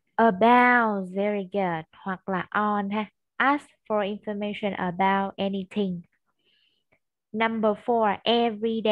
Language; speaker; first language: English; non-native, fluent; Vietnamese